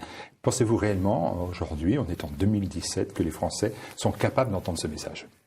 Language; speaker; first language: French; native; French